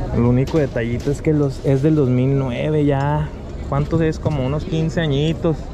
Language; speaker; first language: Spanish; native; Spanish